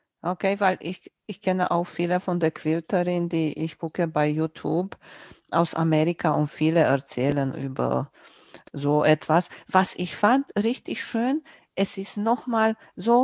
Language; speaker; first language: German; non-native, fluent; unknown